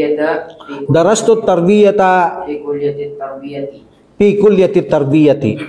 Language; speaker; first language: Arabic; non-native, learner; Filipino